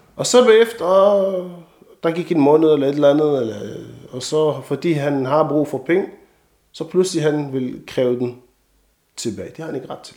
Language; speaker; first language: Danish; non-native, fluent; Arabic